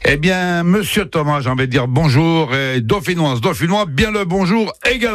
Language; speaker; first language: French; native; French